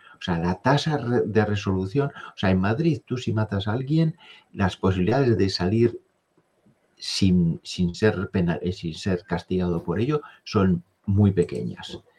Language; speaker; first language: Spanish; native; Spanish